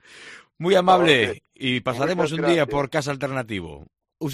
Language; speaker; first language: Spanish; native; Spanish